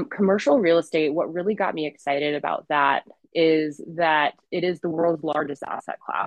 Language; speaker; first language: English; native; English